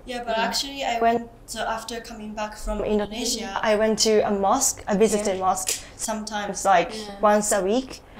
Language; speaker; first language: English; non-native, learner; Japanese